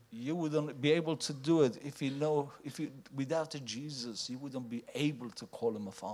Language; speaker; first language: English; non-native, fluent; Persian